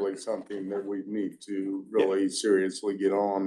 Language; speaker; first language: English; native; English